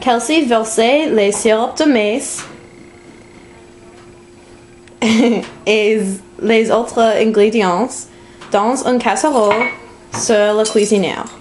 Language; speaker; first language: French; non-native, learner; English